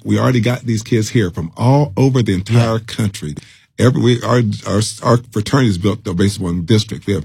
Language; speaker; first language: English; native; English